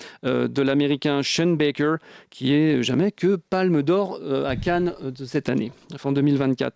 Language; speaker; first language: French; native; French